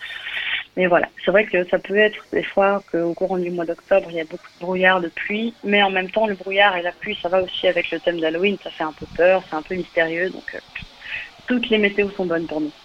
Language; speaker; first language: French; native; French